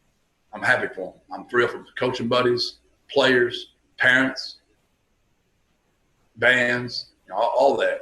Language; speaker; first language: English; native; English